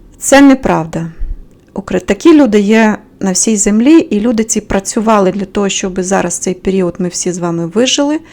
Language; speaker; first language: Ukrainian; native; Ukrainian